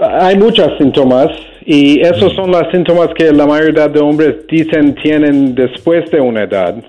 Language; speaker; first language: Spanish; non-native, learner; English